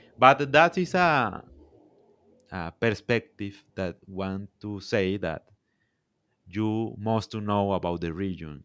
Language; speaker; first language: English; non-native, learner; Spanish